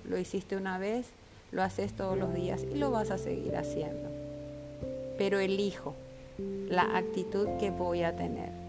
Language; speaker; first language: Spanish; native; Spanish